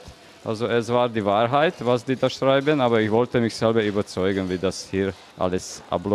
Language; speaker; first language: German; non-native, fluent; Slovak